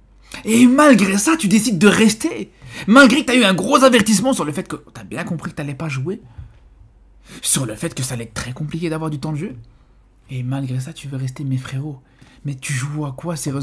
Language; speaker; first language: French; native; French